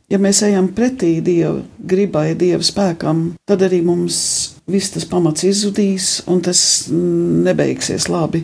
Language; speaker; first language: Latvian; early bilingual, heritage; Latvian